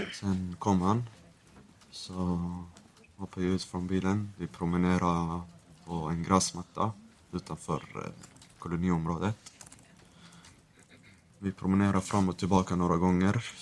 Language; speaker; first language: Swedish; non-native, fluent; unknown